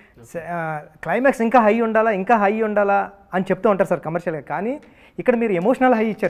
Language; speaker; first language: Telugu; native; Telugu